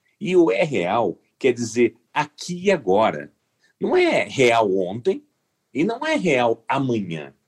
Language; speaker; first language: Portuguese; native; Portuguese